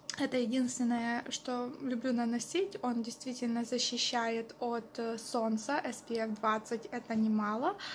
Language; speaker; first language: Russian; non-native, local second language; Ukrainian